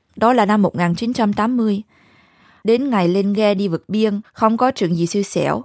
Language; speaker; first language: Vietnamese; early bilingual, heritage; Vietnamese